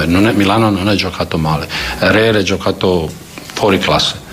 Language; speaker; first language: Italian; non-native, fluent; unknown